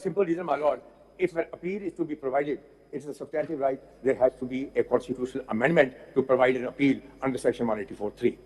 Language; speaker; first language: English; non-native, local second language; Urdu